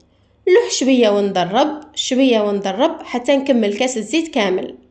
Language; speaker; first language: Arabic; native; Arabic